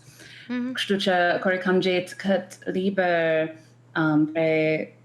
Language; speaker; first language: Albanian; non-native, learner; English